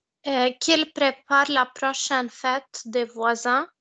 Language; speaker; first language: French; non-native, learner; Arabic